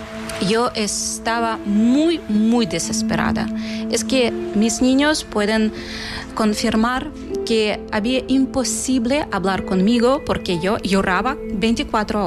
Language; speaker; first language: Spanish; non-native, fluent; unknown